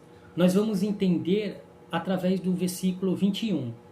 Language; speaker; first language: Portuguese; native; Portuguese